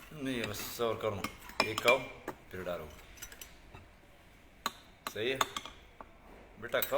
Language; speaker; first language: Hindi; non-native, learner; Pashto